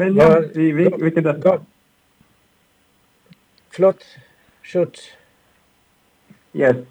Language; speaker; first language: Swedish; non-native, learner; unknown